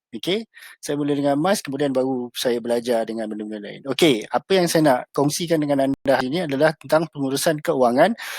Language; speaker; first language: Malay; native; Malay